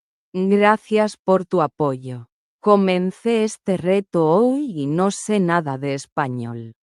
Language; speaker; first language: Spanish; non-native, learner; Arabic